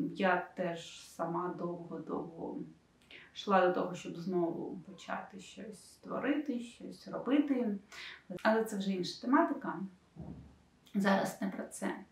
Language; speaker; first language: Ukrainian; non-native, local second language; Russian